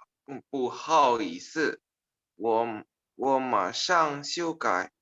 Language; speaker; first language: Chinese; non-native, learner; Indonesian